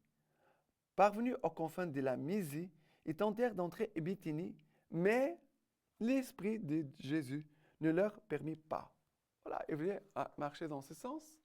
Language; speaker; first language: French; non-native, fluent; Portuguese